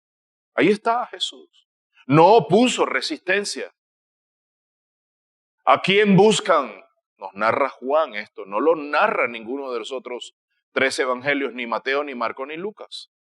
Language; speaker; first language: Spanish; native; Spanish